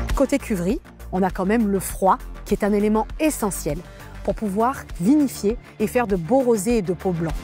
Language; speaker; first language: French; native; French